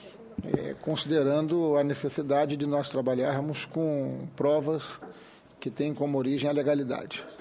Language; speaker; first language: Portuguese; native; Portuguese